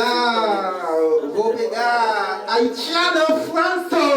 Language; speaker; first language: Portuguese; non-native, learner; Haitian Creole